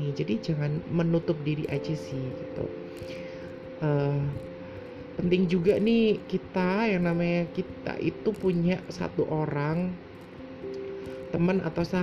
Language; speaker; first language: Indonesian; native; Indonesian